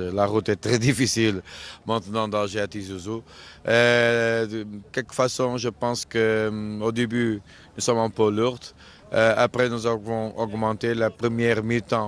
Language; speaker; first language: French; non-native, fluent; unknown